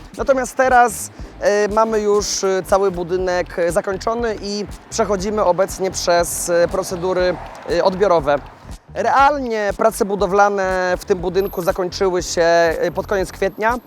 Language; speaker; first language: Polish; native; Polish